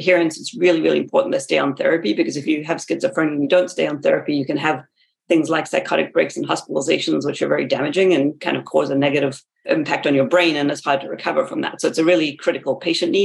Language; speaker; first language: English; native; English